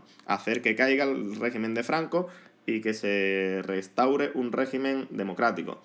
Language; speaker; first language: Spanish; native; Spanish